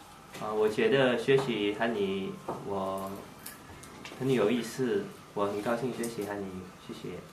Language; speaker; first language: Chinese; non-native, learner; Indonesian